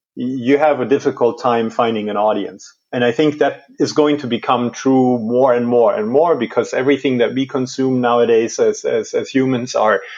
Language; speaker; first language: English; non-native, fluent; German